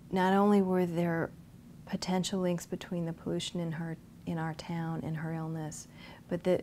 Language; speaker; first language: English; native; English